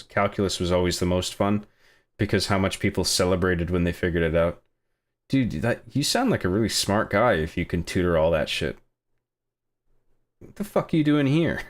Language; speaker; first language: English; native; English